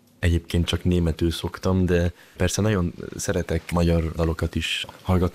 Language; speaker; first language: Hungarian; early bilingual, heritage; Hungarian